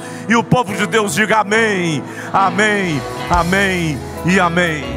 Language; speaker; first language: Portuguese; native; Portuguese